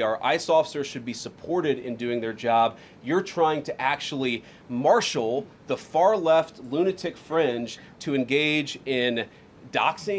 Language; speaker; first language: English; native; English